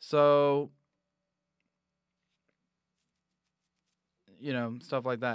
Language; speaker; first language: English; native; English